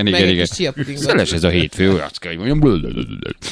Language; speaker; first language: Hungarian; native; Hungarian